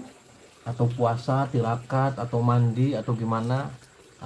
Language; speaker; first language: Indonesian; native; Indonesian